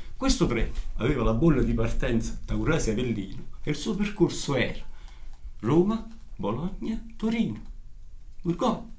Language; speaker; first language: Italian; native; Italian